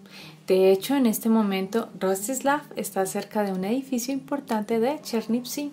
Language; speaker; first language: Spanish; non-native, fluent; Ukrainian